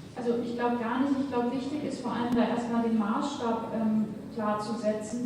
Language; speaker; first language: German; native; German